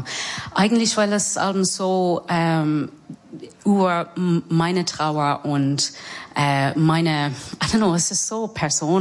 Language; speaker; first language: German; non-native, fluent; English